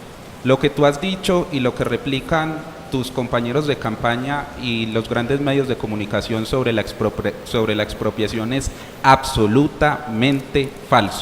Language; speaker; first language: Spanish; native; Spanish